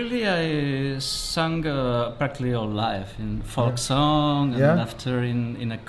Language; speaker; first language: English; non-native, learner; Spanish